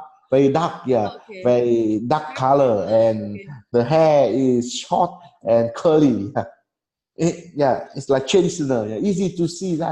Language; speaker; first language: English; non-native, learner; Vietnamese